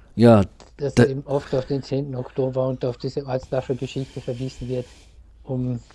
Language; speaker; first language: German; native; German